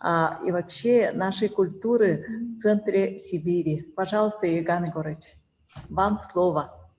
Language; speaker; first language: Russian; native; Russian